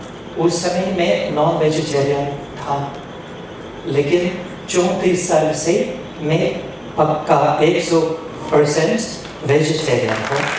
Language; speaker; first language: Hindi; non-native, fluent; Russian